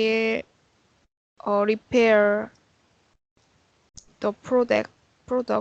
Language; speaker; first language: English; non-native, learner; Korean